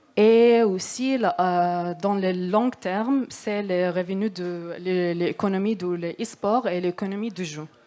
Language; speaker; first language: French; non-native, learner; Arabic